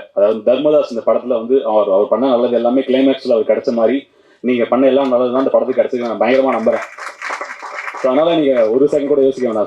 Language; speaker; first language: Tamil; native; Tamil